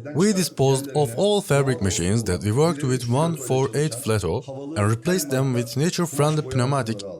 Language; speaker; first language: English; non-native, fluent; Turkish